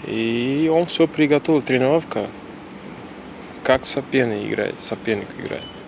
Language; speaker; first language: Russian; non-native, learner; Portuguese